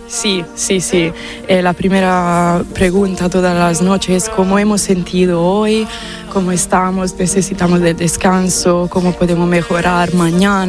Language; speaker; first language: Spanish; non-native, fluent; Italian